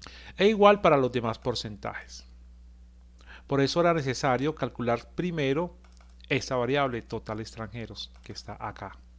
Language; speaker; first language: Spanish; native; Spanish